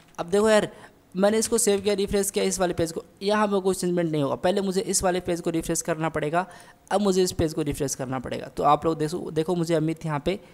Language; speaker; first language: Hindi; native; Hindi